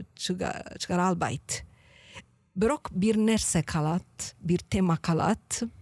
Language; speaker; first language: Kyrgyz; non-native, learner; Italian